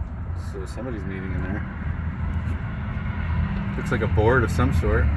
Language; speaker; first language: English; native; English